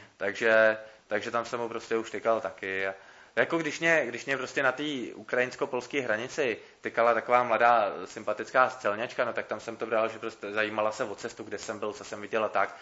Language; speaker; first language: Czech; native; Czech